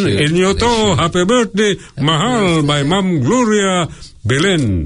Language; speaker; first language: English; non-native, local second language; Cebuano